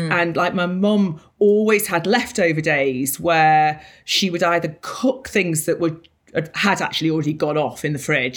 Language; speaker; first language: English; native; English